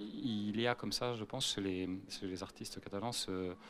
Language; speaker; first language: French; native; French